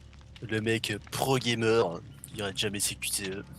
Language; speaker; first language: French; native; French